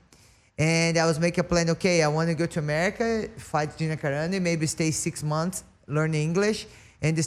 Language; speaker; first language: English; non-native, learner; Portuguese